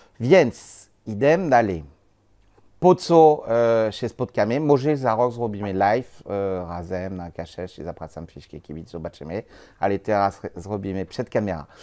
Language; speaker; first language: Polish; non-native, learner; French